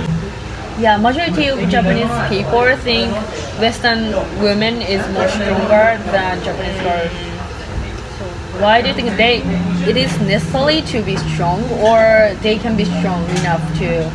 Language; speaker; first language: English; non-native, learner; Japanese